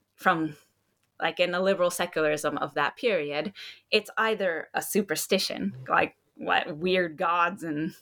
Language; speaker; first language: English; native; English